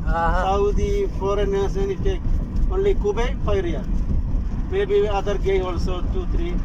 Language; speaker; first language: English; non-native, learner; Malayalam